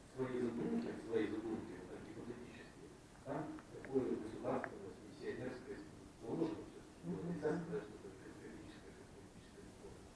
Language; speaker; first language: Russian; native; Russian